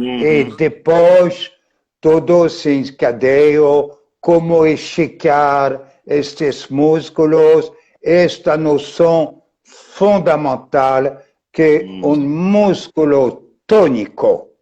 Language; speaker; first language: Portuguese; non-native, fluent; French